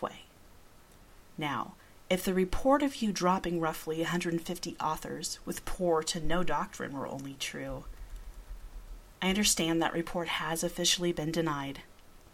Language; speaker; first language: English; early bilingual, other home language; Spanish